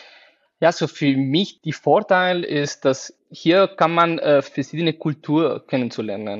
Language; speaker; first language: German; non-native, learner; Spanish